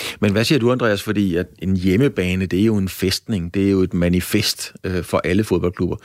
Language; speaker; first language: Danish; native; Danish